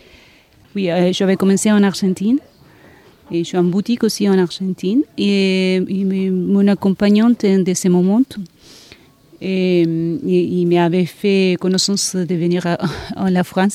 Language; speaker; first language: French; non-native, learner; Spanish